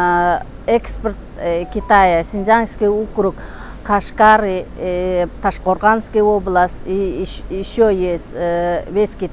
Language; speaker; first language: Russian; non-native, learner; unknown